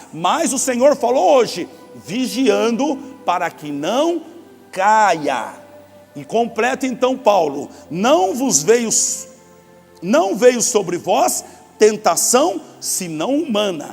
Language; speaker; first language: Portuguese; native; Portuguese